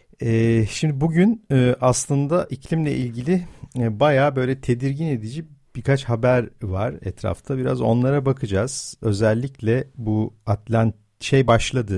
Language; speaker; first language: Turkish; native; Turkish